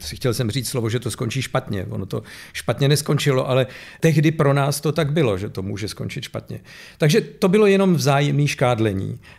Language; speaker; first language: Czech; native; Czech